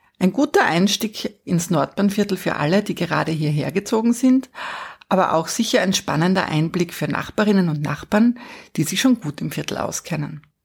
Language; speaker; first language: German; native; German